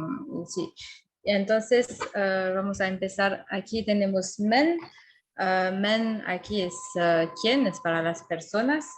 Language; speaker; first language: Spanish; non-native, fluent; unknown